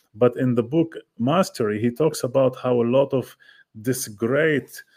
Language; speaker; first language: English; non-native, fluent; Arabic